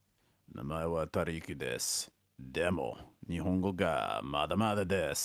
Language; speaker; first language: Japanese; non-native, learner; English